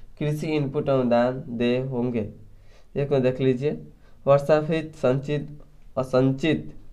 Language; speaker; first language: Hindi; native; Hindi